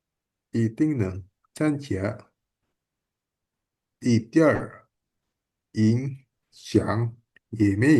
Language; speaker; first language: Chinese; non-native, learner; Indonesian